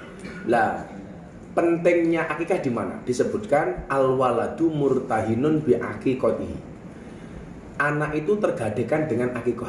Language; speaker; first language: Indonesian; native; Indonesian